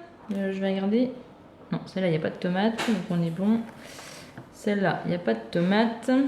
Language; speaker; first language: French; native; French